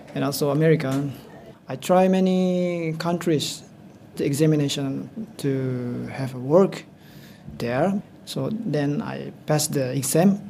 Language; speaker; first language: English; non-native, learner; Indonesian